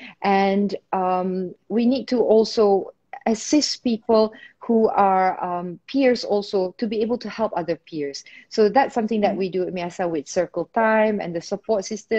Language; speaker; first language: English; non-native, local second language; Malay